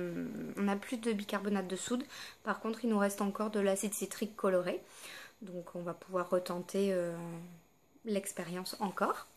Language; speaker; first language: French; native; French